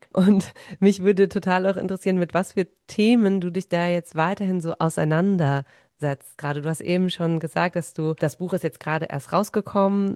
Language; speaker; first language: German; native; German